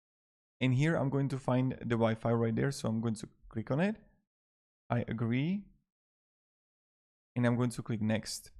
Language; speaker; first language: English; non-native, fluent; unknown